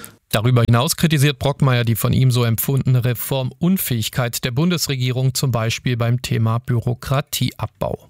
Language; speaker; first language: German; native; German